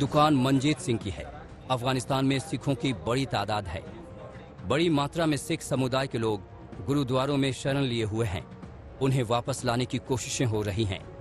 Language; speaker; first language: Hindi; native; Hindi